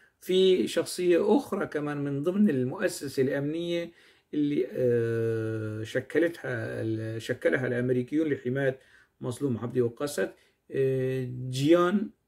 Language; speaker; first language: Arabic; non-native, local second language; Kurdish